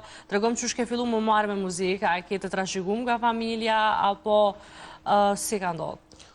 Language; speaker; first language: Albanian; native; Albanian